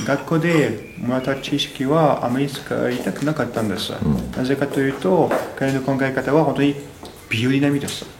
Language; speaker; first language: Japanese; non-native, fluent; French